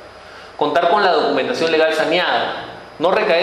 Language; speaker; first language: Spanish; native; Spanish